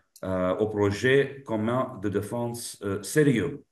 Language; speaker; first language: French; non-native, fluent; Lithuanian